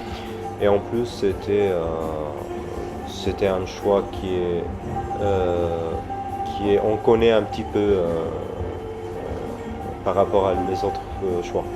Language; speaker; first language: French; non-native, learner; Arabic